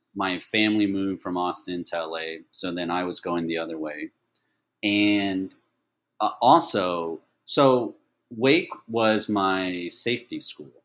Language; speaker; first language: English; early bilingual, other home language; Chinese